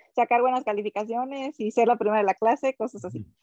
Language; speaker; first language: Spanish; native; Spanish